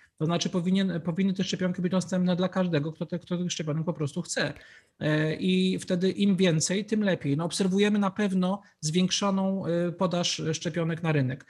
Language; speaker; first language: Polish; native; Polish